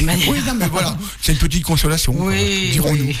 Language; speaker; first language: French; native; French